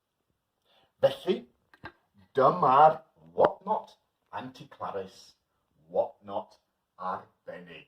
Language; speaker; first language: Welsh; non-native, local second language; English